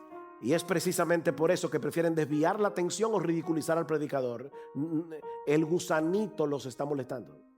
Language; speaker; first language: Spanish; native; Spanish